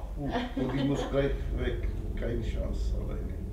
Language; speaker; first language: German; non-native, learner; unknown